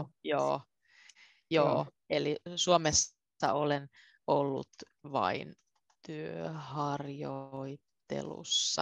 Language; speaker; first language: Finnish; native; Finnish